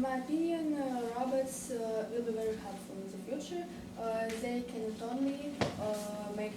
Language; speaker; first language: English; non-native, fluent; Russian